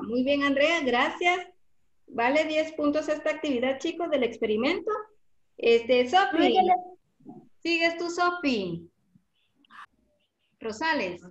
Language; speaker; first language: Spanish; native; Spanish